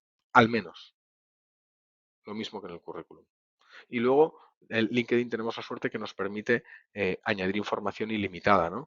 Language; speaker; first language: Spanish; native; Spanish